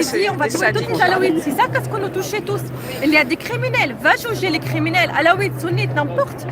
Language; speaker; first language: French; non-native, learner; Arabic